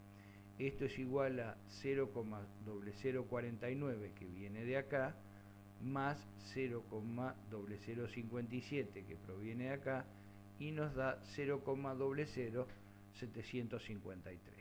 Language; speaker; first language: Spanish; native; Spanish